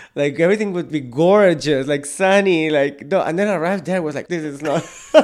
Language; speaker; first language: English; non-native, fluent; Spanish